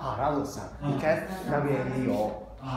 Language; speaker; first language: Chinese; non-native, fluent; Azerbaijani